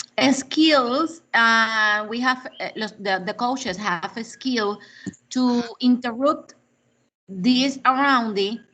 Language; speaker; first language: English; non-native, learner; Spanish